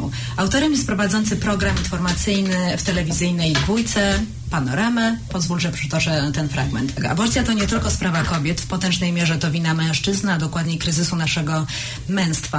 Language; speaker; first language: Polish; native; Polish